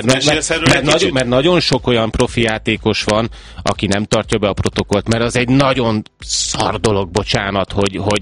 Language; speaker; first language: Hungarian; native; Hungarian